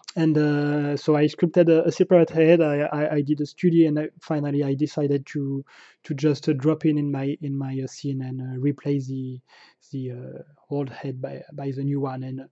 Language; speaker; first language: English; non-native, fluent; French